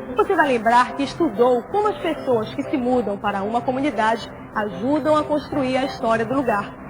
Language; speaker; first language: Portuguese; native; Portuguese